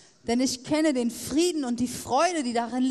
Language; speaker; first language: German; native; German